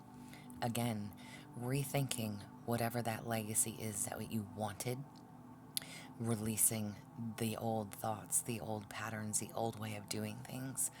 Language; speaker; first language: English; native; English